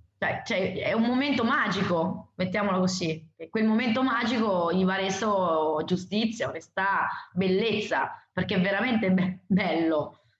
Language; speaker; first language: Italian; native; Italian